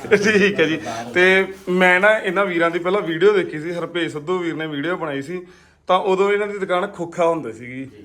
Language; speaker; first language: Punjabi; native; Punjabi